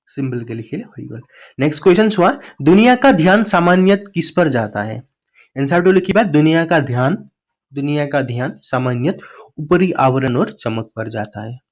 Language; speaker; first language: Hindi; non-native, local second language; Assamese